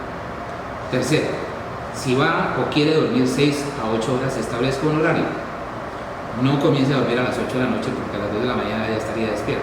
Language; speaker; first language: Spanish; native; Spanish